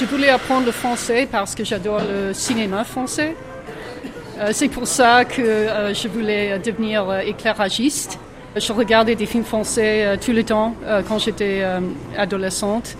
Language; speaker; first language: French; non-native, fluent; English